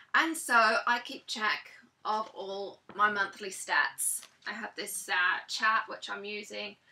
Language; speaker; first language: English; native; English